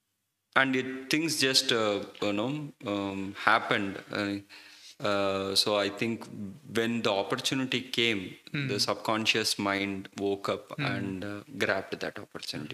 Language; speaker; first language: English; non-native, local second language; Malayalam